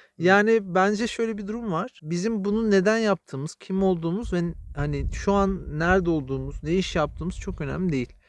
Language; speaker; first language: Turkish; native; Turkish